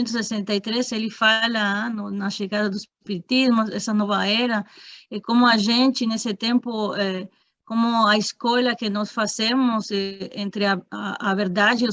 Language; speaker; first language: Portuguese; non-native, fluent; Spanish